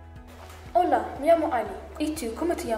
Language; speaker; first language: Spanish; non-native, learner; English